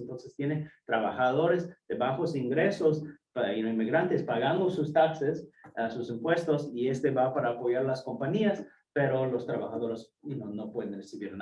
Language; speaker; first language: Spanish; non-native, fluent; English